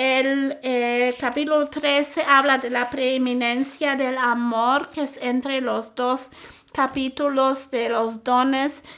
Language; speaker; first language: Spanish; non-native, fluent; German